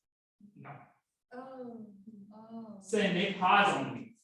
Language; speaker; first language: French; non-native, fluent; English